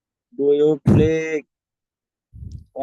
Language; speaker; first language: English; non-native, learner; Bangla